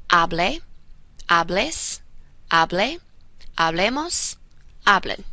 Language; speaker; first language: Spanish; non-native, fluent; English